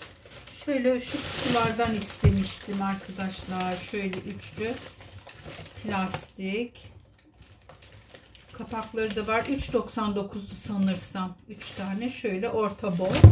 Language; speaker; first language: Turkish; native; Turkish